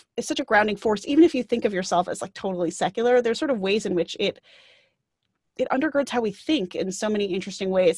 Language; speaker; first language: English; native; English